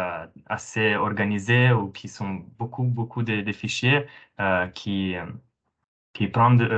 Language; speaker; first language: French; non-native, fluent; Romanian